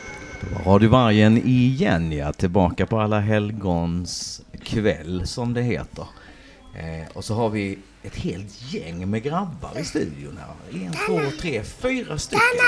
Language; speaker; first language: Swedish; native; Swedish